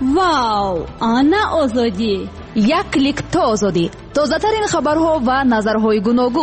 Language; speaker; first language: Persian; native; Persian